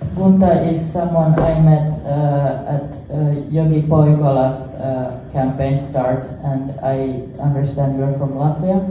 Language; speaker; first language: English; non-native, fluent; Finnish